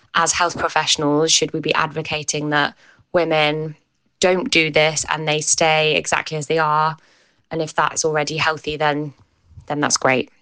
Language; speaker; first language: English; native; English